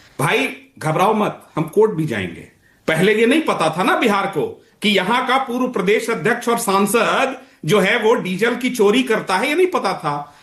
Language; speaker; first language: Hindi; native; Hindi